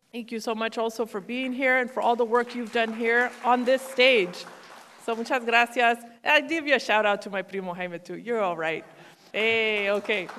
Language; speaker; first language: English; early bilingual, other home language; Spanish